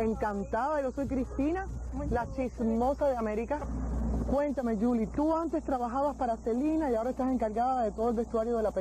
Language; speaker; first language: Spanish; native; Spanish